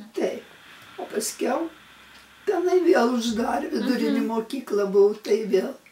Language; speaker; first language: Lithuanian; native; Lithuanian